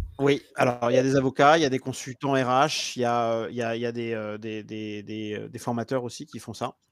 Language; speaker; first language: French; native; French